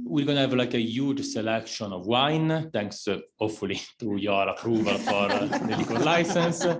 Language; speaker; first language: English; non-native, fluent; Italian